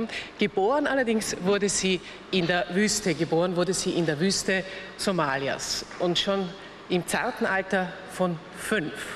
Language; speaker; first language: German; native; German